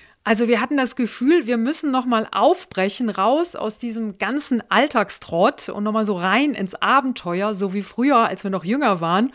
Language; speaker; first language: German; native; German